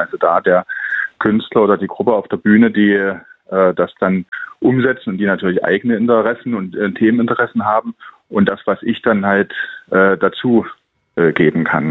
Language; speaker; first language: German; native; German